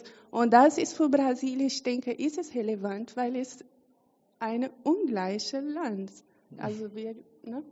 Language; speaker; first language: German; non-native, fluent; Portuguese